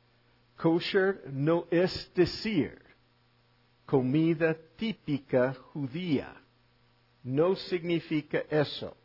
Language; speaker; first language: Spanish; non-native, fluent; English